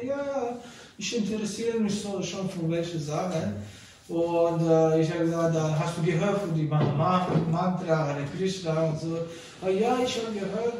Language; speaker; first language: German; non-native, learner; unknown